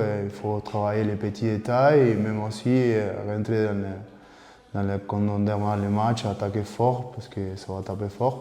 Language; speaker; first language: French; non-native, learner; Spanish